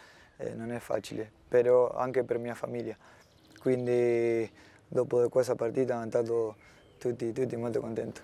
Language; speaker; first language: Italian; non-native, fluent; Spanish